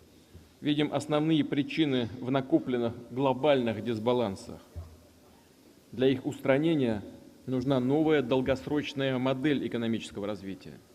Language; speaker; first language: Russian; native; Russian